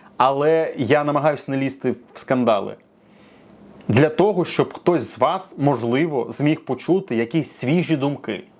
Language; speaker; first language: Ukrainian; non-native, local second language; Russian